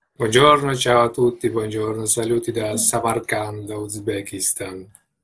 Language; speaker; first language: Italian; non-native, fluent; Uzbek